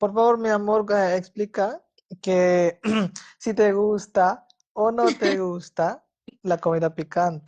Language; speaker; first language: Spanish; non-native, fluent; Hindi